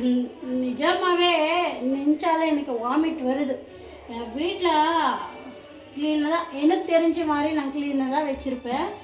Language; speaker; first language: Tamil; non-native, local second language; Kannada